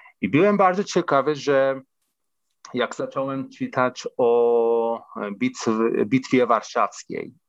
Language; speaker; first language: Polish; non-native, fluent; Persian